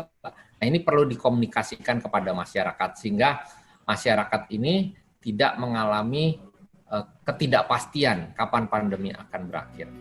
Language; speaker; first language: Indonesian; native; Indonesian